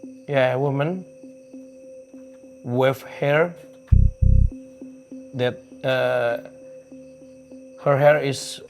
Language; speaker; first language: English; non-native, learner; Indonesian